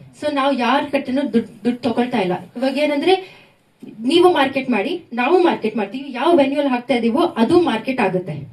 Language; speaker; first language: Kannada; non-native, local second language; Tamil